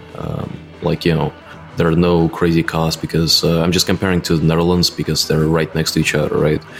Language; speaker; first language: English; non-native, fluent; Russian